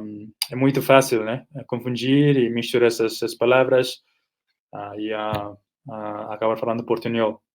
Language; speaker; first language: Portuguese; non-native, fluent; Nepali